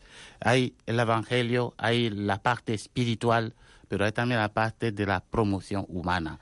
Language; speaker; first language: Spanish; non-native, fluent; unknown